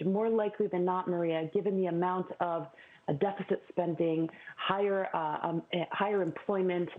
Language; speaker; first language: English; native; English